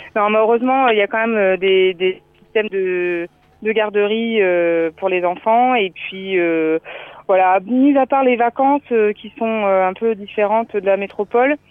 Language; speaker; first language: French; native; French